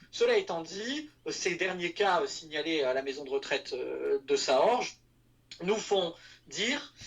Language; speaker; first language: French; native; French